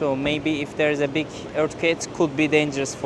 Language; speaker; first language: English; non-native, learner; Turkish